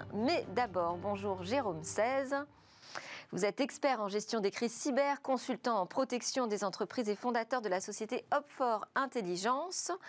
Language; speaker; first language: French; native; French